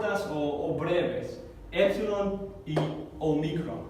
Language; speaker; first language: Spanish; non-native, fluent; English